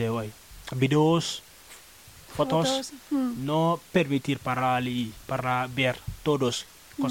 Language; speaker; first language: Spanish; non-native, learner; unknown